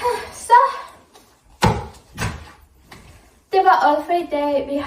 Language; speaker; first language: Danish; non-native, learner; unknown